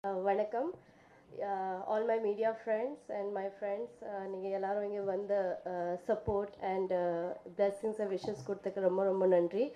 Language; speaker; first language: Tamil; non-native, fluent; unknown